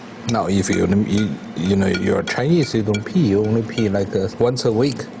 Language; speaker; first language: English; non-native, fluent; Chinese